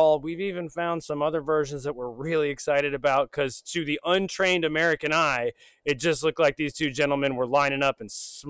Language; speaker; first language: English; native; English